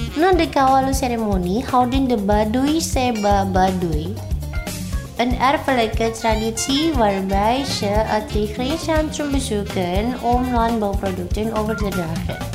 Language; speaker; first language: Dutch; non-native, fluent; Indonesian